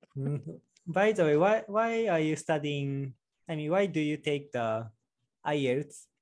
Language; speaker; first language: English; non-native, learner; Japanese